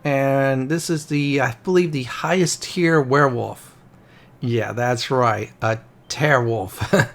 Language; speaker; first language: English; native; English